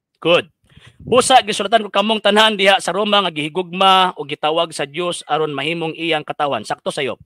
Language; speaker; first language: Cebuano; native; Cebuano